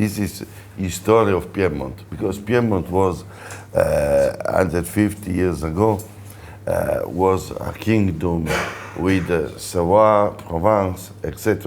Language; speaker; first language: English; non-native, fluent; Italian